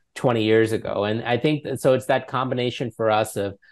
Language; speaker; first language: English; native; English